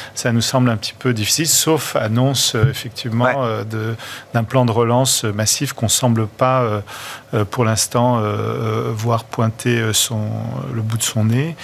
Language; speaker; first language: French; non-native, fluent; Portuguese